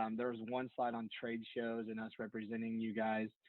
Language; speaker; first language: English; native; English